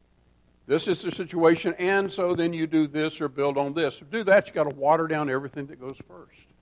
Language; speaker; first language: English; native; English